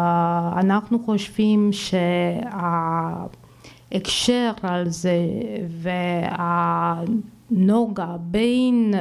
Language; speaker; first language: Hebrew; non-native, fluent; Romanian